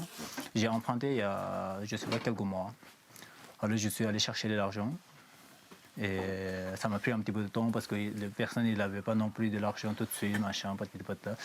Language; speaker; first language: French; non-native, fluent; Sherpa